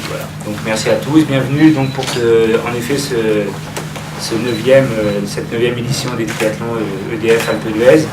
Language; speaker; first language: French; native; French